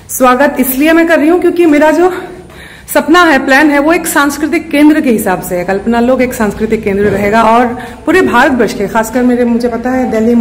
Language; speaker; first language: Hindi; native; Hindi